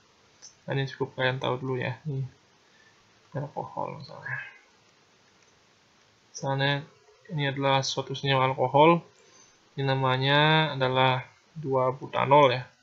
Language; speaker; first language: Indonesian; native; Indonesian